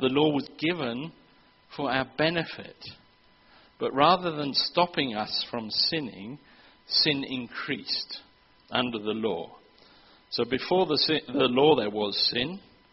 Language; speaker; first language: English; native; English